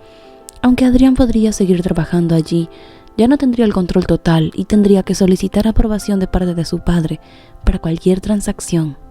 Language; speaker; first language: Spanish; native; Spanish